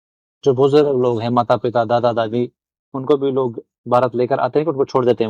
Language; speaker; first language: Hindi; native; Hindi